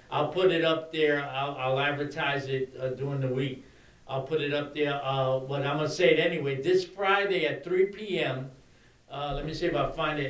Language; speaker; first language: English; early bilingual, other home language; Spanish